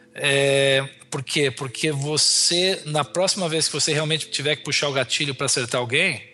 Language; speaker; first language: Portuguese; native; Portuguese